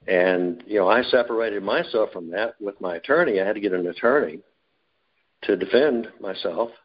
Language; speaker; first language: English; native; English